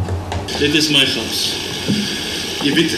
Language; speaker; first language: Dutch; non-native, local second language; Bulgarian